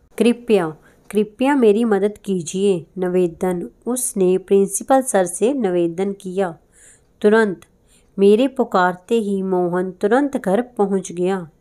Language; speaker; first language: Hindi; non-native, local second language; Punjabi